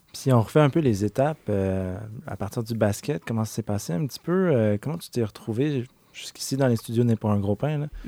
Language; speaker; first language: French; native; French